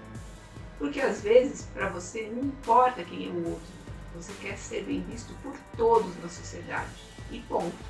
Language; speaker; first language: Portuguese; native; Portuguese